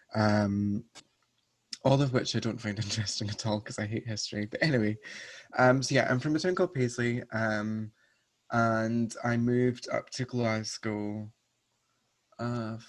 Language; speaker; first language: English; native; English